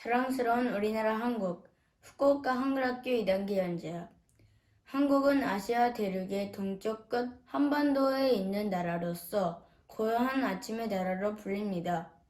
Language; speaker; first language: Korean; early bilingual, heritage; Korean